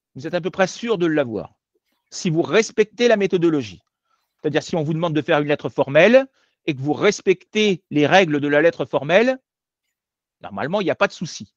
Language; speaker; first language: French; native; French